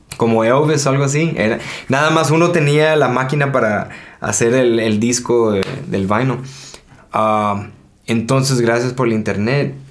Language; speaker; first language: Spanish; early bilingual, heritage; Spanish